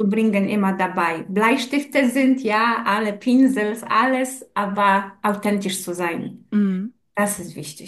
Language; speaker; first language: German; non-native, learner; Polish